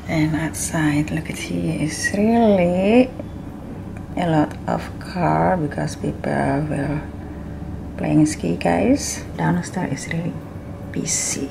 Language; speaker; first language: English; non-native, learner; Indonesian